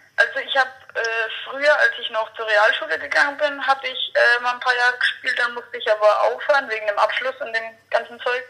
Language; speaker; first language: German; native; German